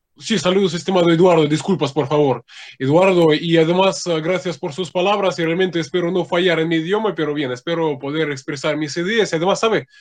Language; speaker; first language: Spanish; non-native, fluent; Russian